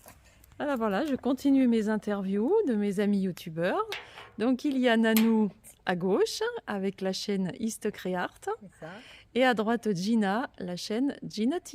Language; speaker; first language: French; native; French